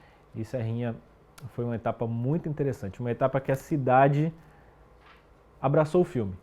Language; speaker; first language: Portuguese; native; Portuguese